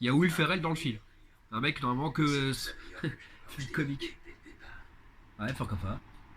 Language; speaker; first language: French; native; French